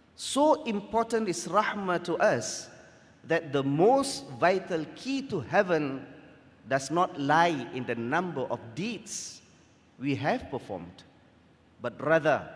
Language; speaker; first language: English; non-native, local second language; Malay